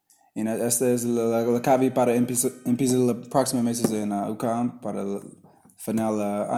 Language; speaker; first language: Spanish; non-native, learner; English